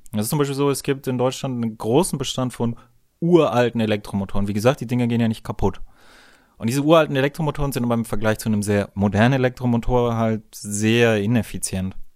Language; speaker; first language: German; native; German